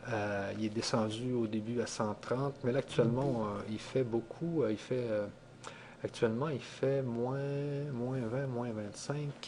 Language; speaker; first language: French; native; French